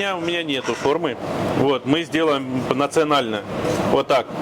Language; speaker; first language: Russian; native; Russian